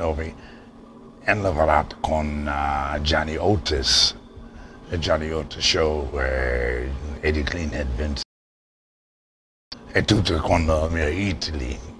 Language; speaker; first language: Italian; non-native, learner; English